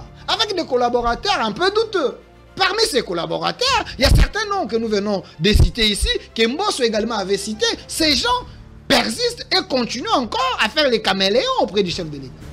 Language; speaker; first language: French; non-native, local second language; Lingala